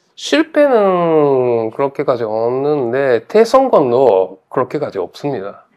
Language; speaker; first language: Korean; non-native, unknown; Japanese